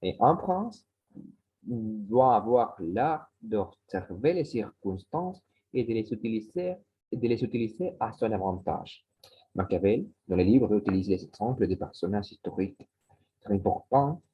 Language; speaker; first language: French; non-native, learner; Spanish